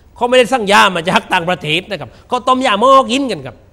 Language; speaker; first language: Thai; native; Thai